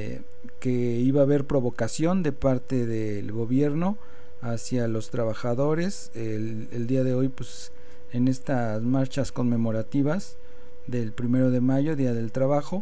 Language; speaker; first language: Spanish; native; Spanish